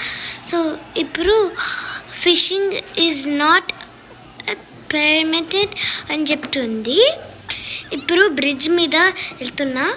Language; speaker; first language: Telugu; early bilingual, heritage; Telugu